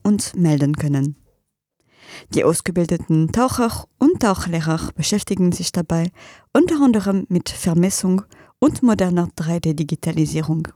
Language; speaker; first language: German; non-native, fluent; French